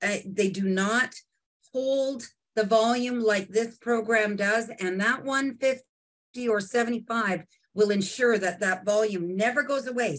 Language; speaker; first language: English; native; English